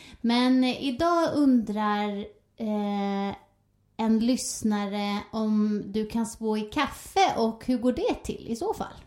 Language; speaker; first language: Swedish; native; Swedish